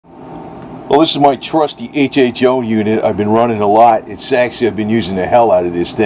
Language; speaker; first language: English; native; English